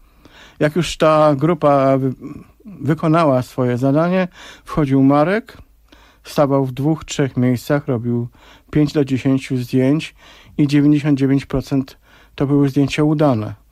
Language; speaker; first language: Polish; native; Polish